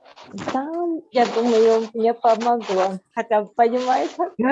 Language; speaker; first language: Russian; non-native, fluent; Turkish